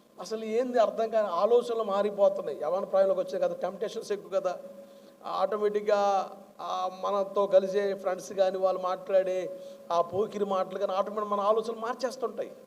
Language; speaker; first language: Telugu; non-native, local second language; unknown